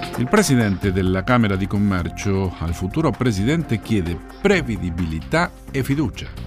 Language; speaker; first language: Italian; non-native, fluent; Spanish